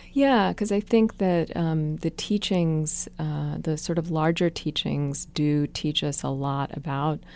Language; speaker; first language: English; native; English